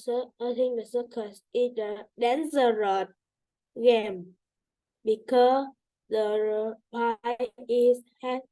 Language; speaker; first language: English; non-native, learner; Vietnamese